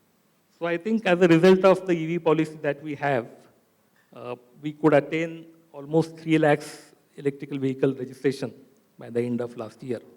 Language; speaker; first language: English; non-native, local second language; Marathi